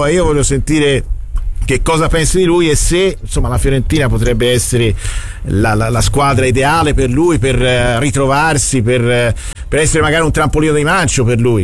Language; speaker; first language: Italian; native; Italian